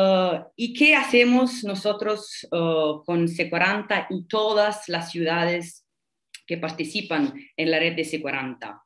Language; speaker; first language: Spanish; non-native, fluent; Italian